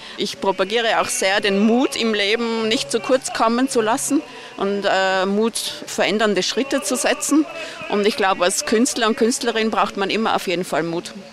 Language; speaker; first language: German; native; German